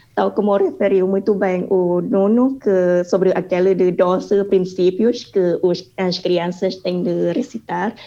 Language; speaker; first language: Portuguese; non-native, fluent; Thai